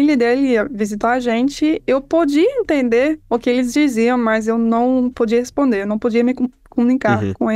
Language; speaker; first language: Portuguese; non-native, fluent; English